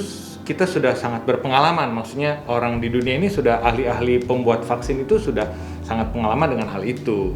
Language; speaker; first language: Indonesian; native; Indonesian